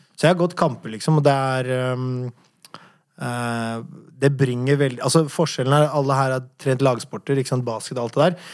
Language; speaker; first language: Norwegian; native; Norwegian